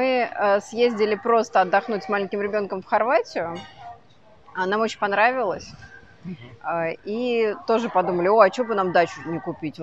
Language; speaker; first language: Russian; native; Russian